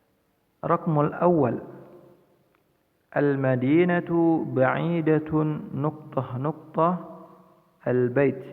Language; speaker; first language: Arabic; non-native, fluent; Indonesian